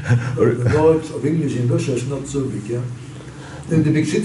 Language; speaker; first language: English; non-native, fluent; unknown